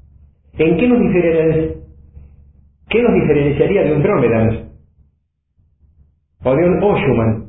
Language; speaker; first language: Spanish; native; Spanish